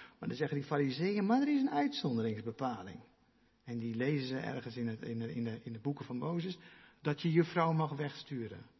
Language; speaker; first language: Dutch; non-native, local second language; Western Frisian